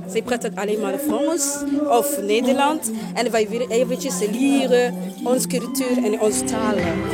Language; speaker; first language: Dutch; non-native, learner; Rundi